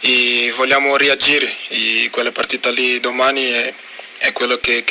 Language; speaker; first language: Italian; non-native, fluent; Portuguese